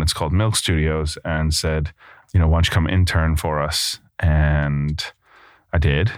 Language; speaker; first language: English; native; English